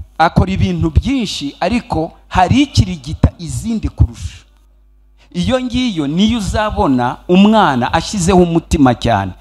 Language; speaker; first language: Kinyarwanda; early bilingual, heritage; Kinyarwanda